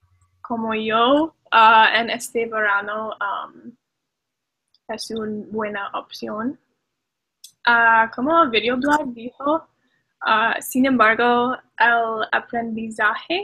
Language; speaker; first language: Spanish; non-native, learner; English